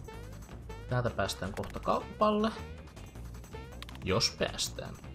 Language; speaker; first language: Finnish; native; Finnish